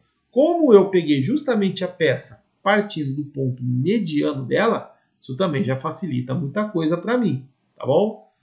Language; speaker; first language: Portuguese; native; Portuguese